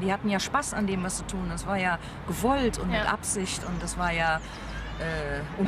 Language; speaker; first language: German; native; German